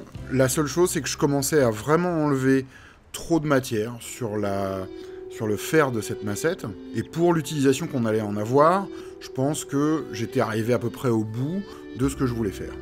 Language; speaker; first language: French; native; French